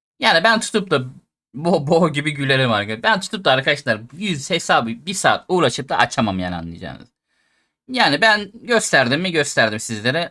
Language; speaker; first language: Turkish; native; Turkish